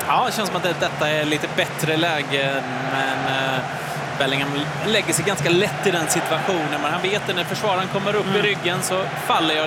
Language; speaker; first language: Swedish; native; Swedish